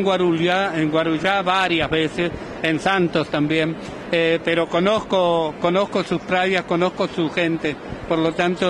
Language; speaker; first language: Spanish; native; Spanish